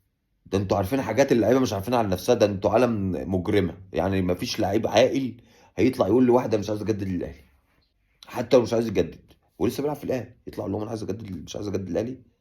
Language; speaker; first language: Arabic; native; Arabic